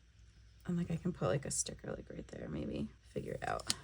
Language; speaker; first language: English; native; English